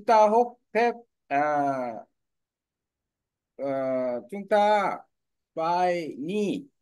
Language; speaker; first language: Vietnamese; non-native, learner; Korean